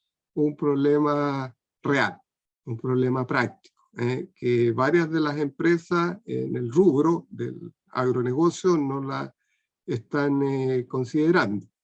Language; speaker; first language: Spanish; non-native, fluent; Portuguese